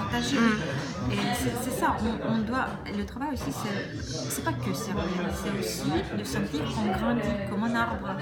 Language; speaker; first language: French; non-native, fluent; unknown